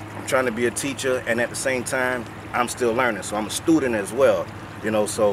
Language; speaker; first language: English; native; English